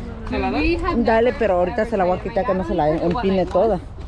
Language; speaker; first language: Spanish; early bilingual, heritage; Spanish